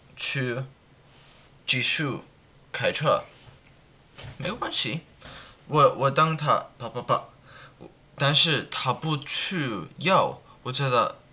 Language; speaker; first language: Chinese; non-native, learner; English